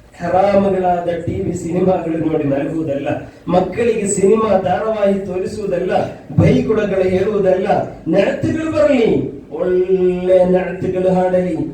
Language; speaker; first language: Kannada; non-native, local second language; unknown